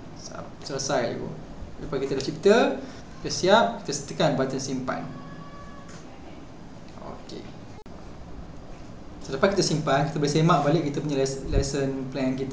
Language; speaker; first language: Malay; native; Malay